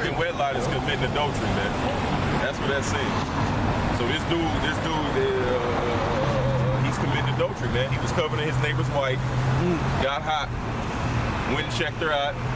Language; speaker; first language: English; native; English